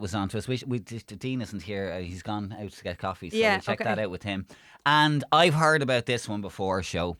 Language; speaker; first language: English; native; English